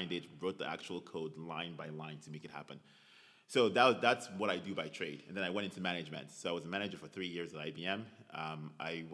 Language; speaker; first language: English; non-native, local second language; Igbo